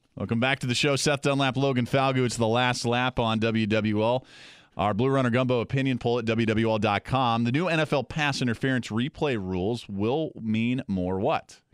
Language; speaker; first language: English; native; English